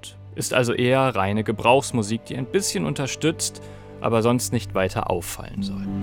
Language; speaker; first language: German; native; German